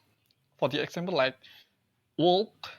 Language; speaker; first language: English; non-native, learner; Indonesian